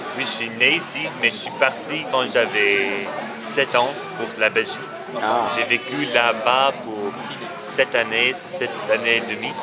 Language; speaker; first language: French; early bilingual, other home language; English